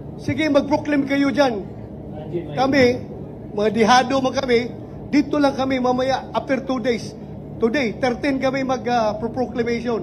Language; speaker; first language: Filipino; non-native, local second language; Cebuano